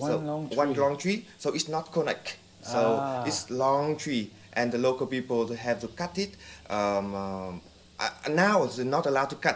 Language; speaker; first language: English; non-native, fluent; Vietnamese